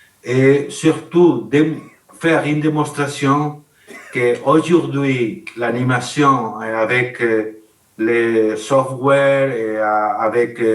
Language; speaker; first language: French; non-native, learner; Spanish